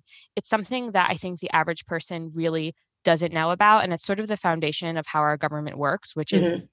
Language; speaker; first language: English; native; English